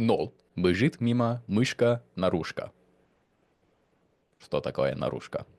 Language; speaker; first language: Russian; non-native, fluent; English